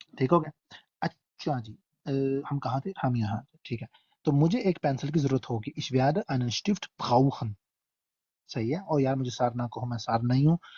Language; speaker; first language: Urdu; non-native, local second language; Punjabi